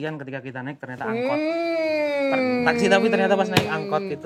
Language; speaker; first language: Indonesian; native; Indonesian